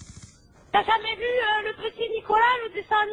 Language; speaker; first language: French; native; French